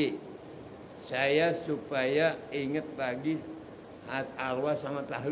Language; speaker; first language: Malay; non-native, local second language; Sundanese